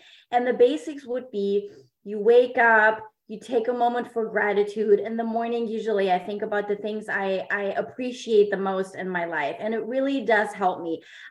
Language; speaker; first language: English; non-native, fluent; German